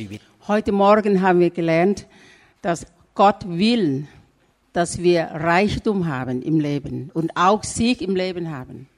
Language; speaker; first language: German; non-native, learner; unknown